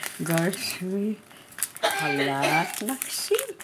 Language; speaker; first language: Hebrew; non-native, fluent; Polish